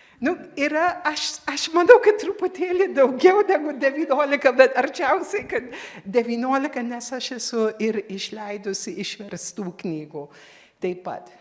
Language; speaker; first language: Lithuanian; early bilingual, heritage; Lithuanian